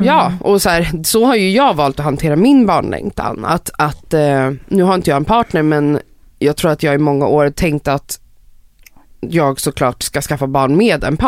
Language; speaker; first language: Swedish; native; Swedish